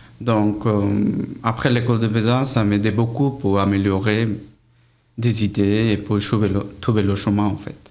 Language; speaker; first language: French; non-native, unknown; Bangla